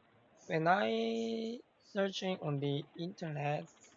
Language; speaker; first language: English; non-native, learner; Korean